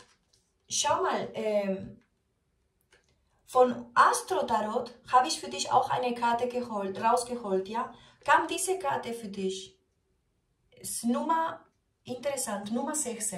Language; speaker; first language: German; non-native, fluent; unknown